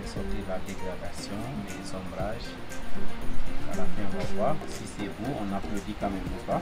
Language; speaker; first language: French; non-native, local second language; Wolof